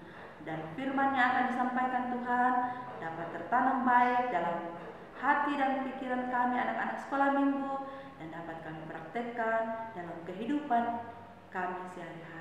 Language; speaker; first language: Indonesian; native; Indonesian